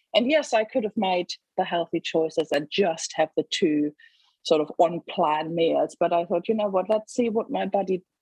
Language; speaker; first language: English; non-native, fluent; German